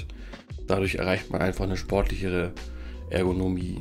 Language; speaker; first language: German; native; German